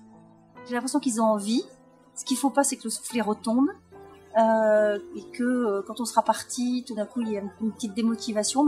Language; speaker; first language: French; native; French